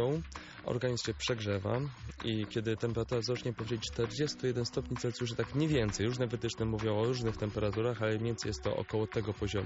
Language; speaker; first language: Polish; native; Polish